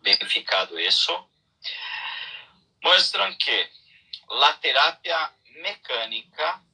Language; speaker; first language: Spanish; non-native, learner; Portuguese